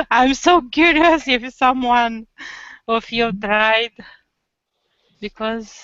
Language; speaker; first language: English; non-native, learner; Romanian